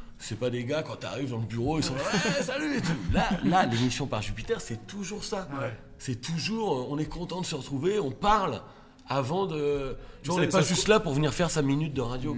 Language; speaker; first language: French; native; French